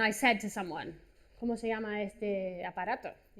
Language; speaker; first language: Spanish; non-native, fluent; English